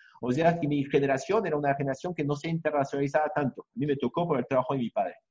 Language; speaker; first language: Spanish; non-native, fluent; French